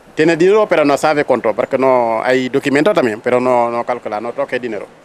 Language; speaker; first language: Spanish; non-native, learner; Wolof